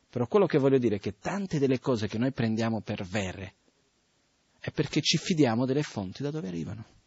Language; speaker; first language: Italian; non-native, fluent; Portuguese